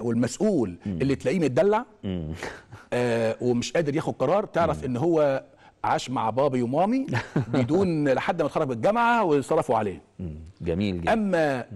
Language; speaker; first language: Arabic; native; Arabic